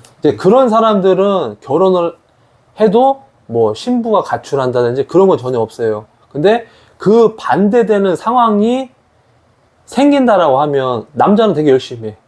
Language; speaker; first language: Korean; native; Korean